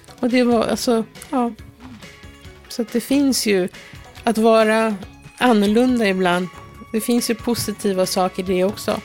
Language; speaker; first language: Swedish; early bilingual, other home language; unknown